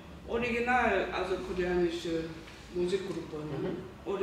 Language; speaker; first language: German; non-native, learner; Korean